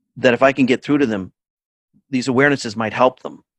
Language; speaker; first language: English; native; English